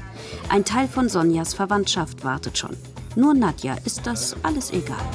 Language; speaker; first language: German; native; German